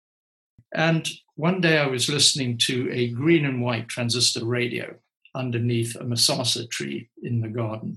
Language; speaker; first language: English; native; English